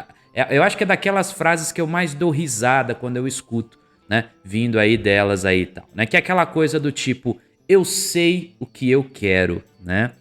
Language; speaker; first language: Portuguese; native; Portuguese